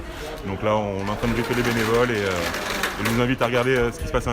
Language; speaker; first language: French; native; French